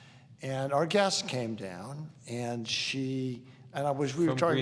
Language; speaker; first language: English; native; English